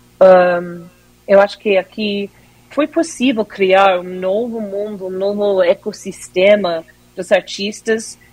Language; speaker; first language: Portuguese; non-native, fluent; English